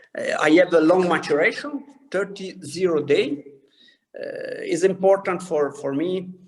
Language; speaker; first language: English; non-native, learner; Italian